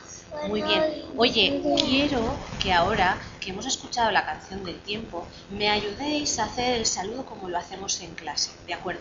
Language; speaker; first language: Spanish; native; Spanish